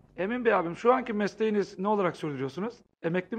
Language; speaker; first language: Turkish; native; Turkish